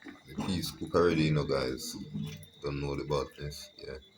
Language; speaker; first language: English; non-native, local second language; Jamaican Creole English